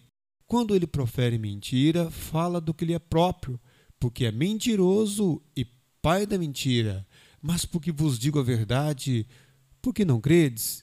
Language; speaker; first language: Portuguese; native; Portuguese